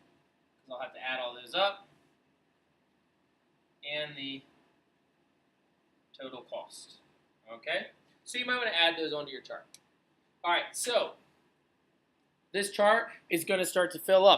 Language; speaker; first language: English; native; English